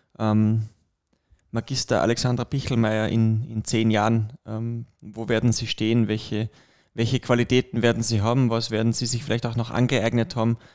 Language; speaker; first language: German; native; German